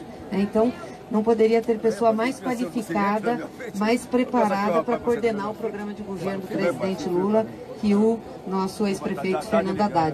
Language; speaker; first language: Portuguese; native; Portuguese